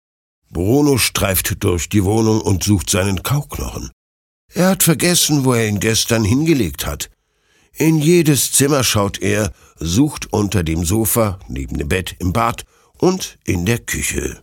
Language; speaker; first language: German; native; German